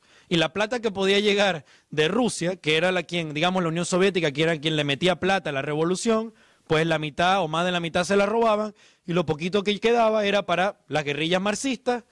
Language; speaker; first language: Spanish; native; Spanish